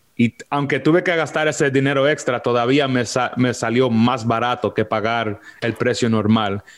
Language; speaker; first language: Spanish; early bilingual, heritage; Spanish